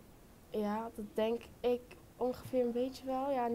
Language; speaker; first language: Dutch; early bilingual, heritage; Dutch